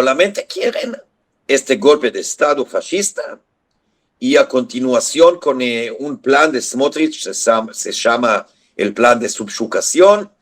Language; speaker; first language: Spanish; non-native, fluent; Hebrew